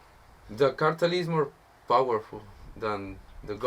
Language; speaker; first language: English; non-native, learner; Spanish